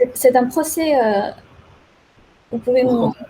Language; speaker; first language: French; non-native, fluent; Chinese